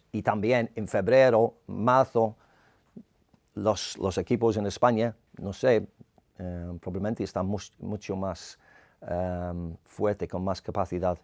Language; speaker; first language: Spanish; non-native, learner; English